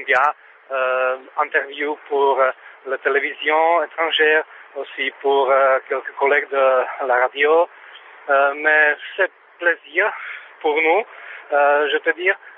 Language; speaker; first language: French; non-native, learner; Czech